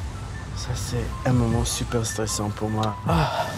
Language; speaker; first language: French; non-native, fluent; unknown